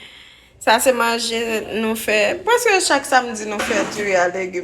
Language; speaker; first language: French; non-native, local second language; Haitian Creole